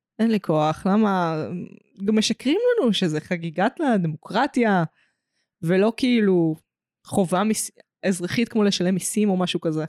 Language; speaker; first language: Hebrew; native; Hebrew